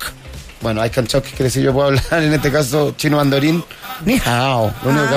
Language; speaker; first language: Spanish; native; Spanish